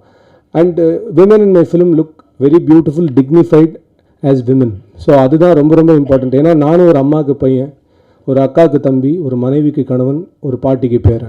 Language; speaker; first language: Tamil; native; Tamil